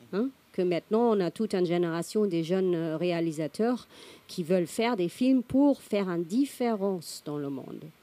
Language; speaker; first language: French; non-native, fluent; German